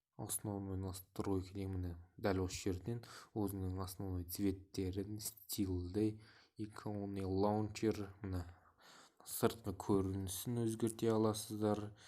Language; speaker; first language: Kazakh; non-native, local second language; Russian